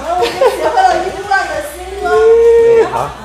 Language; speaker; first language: Chinese; native; Chinese